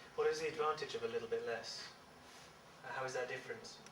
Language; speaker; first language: English; native; English